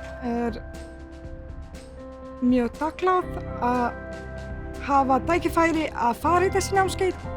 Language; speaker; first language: Icelandic; non-native, learner; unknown